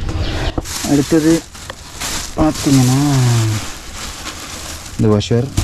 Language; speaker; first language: Tamil; native; Tamil